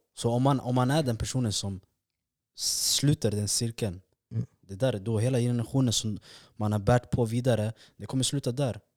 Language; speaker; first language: Swedish; early bilingual, other home language; Somali